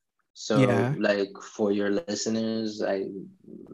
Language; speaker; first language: English; non-native, local second language; Shona